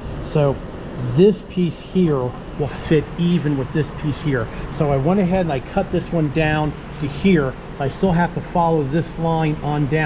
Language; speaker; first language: English; native; English